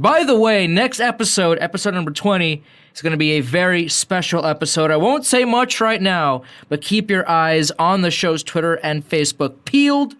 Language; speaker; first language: English; native; English